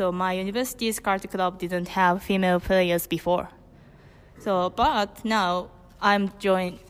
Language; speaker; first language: English; non-native, learner; Japanese